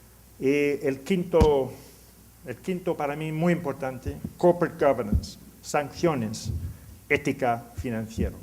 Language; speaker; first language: Spanish; non-native, learner; English